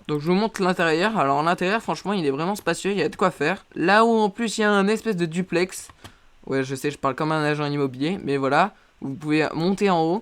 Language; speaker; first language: French; native; French